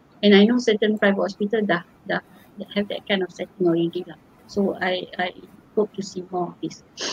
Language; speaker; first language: English; non-native, local second language; Malay